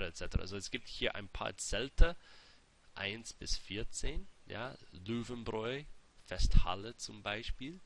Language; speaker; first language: German; non-native, fluent; English